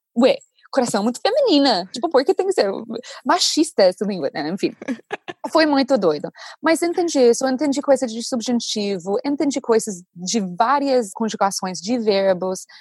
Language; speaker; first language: Portuguese; non-native, fluent; English